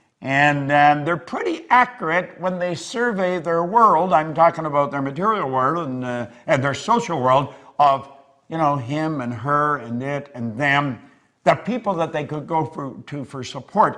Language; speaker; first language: English; native; English